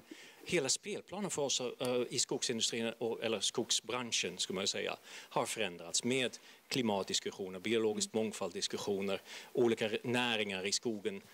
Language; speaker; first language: Swedish; non-native, fluent; Dutch